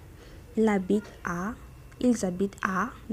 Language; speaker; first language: French; non-native, fluent; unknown